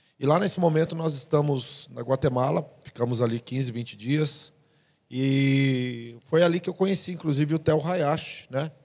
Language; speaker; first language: Portuguese; native; Portuguese